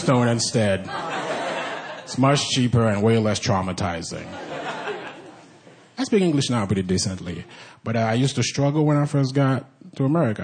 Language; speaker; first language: English; non-native, fluent; Haitian Creole